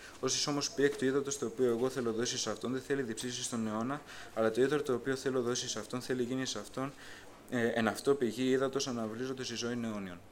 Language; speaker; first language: Greek; native; Greek